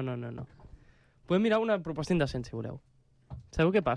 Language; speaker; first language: Catalan; native; Catalan